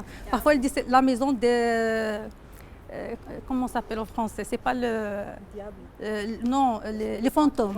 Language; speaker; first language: French; non-native, learner; Arabic